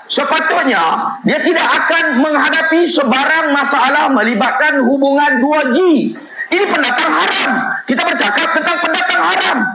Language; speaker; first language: Malay; native; Malay